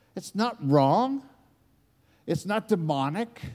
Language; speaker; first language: English; native; English